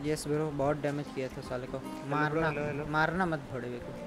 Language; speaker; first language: Hindi; non-native, local second language; Gujarati